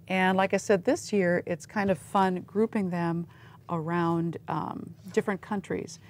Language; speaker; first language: English; native; English